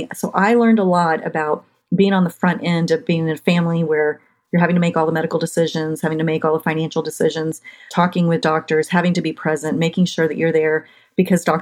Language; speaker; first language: English; native; English